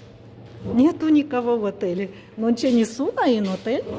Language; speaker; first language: Italian; non-native, learner; Russian